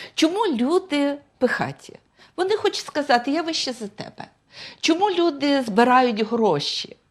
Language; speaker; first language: Ukrainian; non-native, fluent; Russian